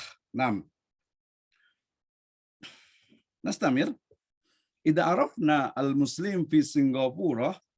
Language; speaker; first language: Arabic; non-native, learner; Indonesian